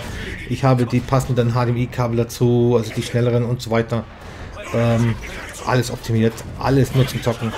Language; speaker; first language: German; native; German